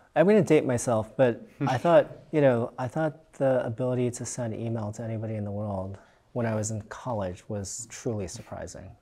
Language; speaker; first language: English; native; English